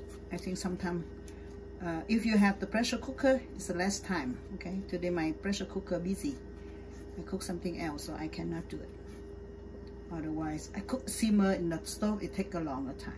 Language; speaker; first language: English; non-native, learner; Vietnamese